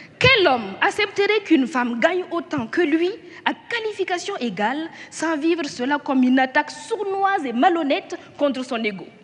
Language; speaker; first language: French; non-native, local second language; Mossi